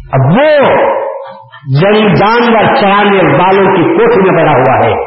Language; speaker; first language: Urdu; native; Urdu